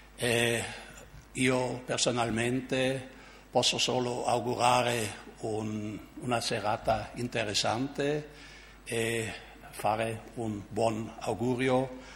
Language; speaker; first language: Italian; non-native, local second language; German